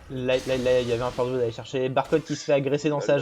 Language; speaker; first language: French; native; French